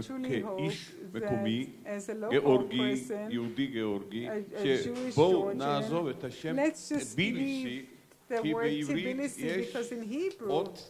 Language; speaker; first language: Hebrew; non-native, fluent; Georgian